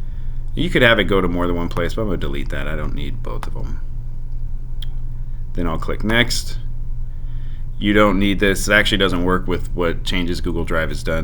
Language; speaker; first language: English; native; English